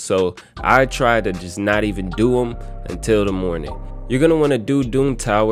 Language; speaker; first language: English; native; English